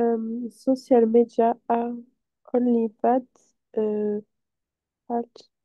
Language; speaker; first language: English; non-native, learner; French